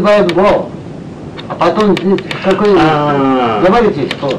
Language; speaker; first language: Russian; non-native, learner; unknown